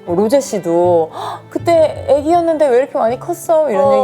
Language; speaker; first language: Korean; native; Korean